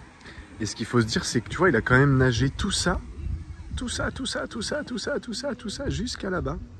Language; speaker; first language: French; native; French